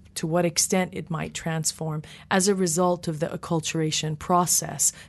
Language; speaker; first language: English; early bilingual, other home language; Persian